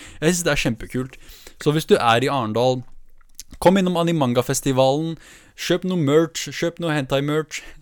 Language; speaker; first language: Norwegian; early bilingual, other home language; Kurdish